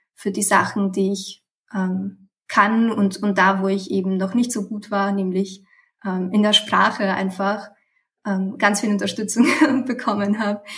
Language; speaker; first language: German; early bilingual, other home language; Romanian